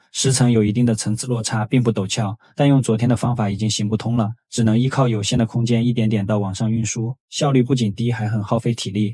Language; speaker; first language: Chinese; native; Chinese